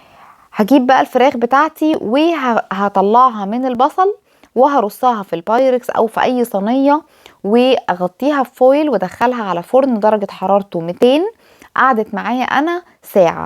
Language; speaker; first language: Arabic; native; Arabic